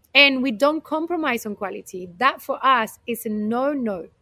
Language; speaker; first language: English; non-native, fluent; Spanish